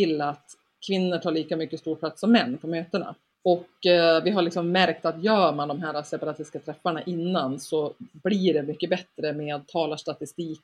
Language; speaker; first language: Swedish; native; Swedish